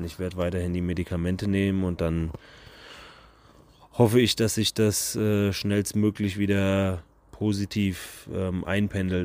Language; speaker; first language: German; native; German